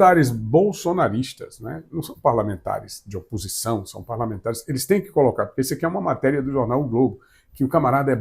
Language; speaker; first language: Portuguese; native; Portuguese